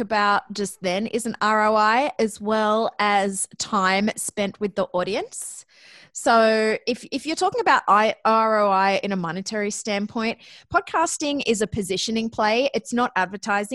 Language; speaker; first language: English; native; English